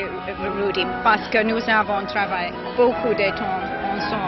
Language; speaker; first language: French; non-native, learner; English